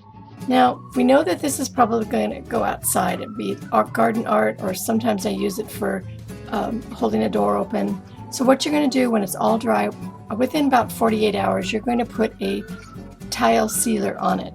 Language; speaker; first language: English; native; English